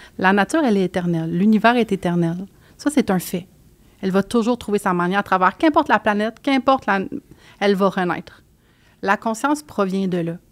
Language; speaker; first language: French; native; French